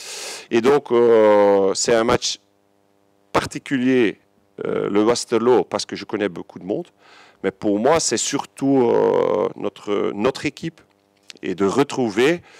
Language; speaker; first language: French; non-native, local second language; Dutch